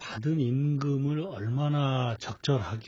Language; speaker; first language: Korean; native; Korean